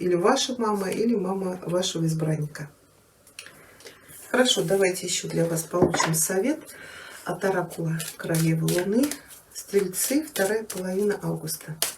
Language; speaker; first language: Russian; native; Russian